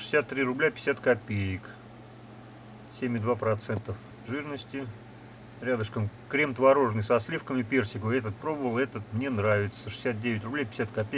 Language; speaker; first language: Russian; native; Russian